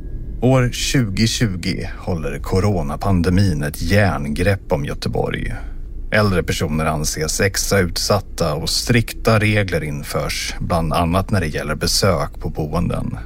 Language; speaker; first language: Swedish; native; Swedish